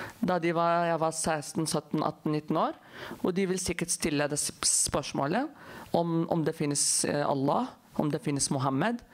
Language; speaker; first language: Norwegian; non-native, fluent; Arabic